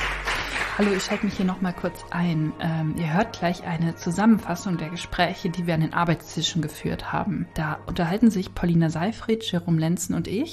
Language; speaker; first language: German; native; German